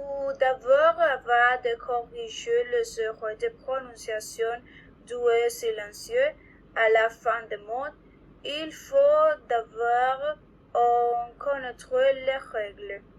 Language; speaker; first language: French; non-native, learner; Spanish